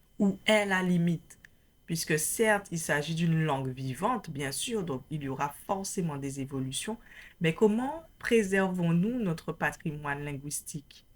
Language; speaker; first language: French; native; French